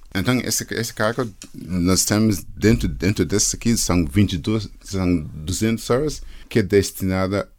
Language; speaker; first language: Portuguese; non-native, fluent; English